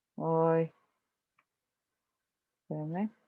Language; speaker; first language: Spanish; native; Spanish